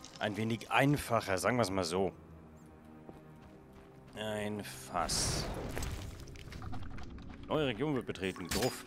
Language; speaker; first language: German; native; German